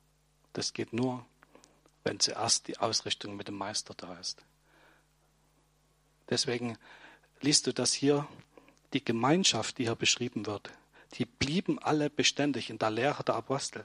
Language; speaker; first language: German; native; German